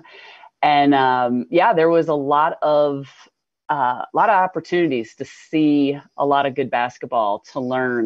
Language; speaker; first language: English; native; English